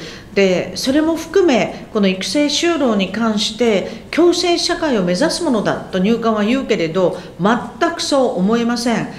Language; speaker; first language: Japanese; native; Japanese